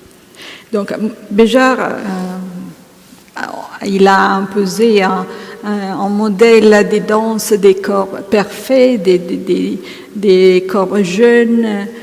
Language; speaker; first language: French; non-native, fluent; Italian